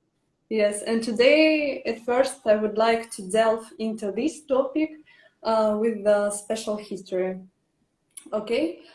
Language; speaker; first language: English; non-native, learner; Russian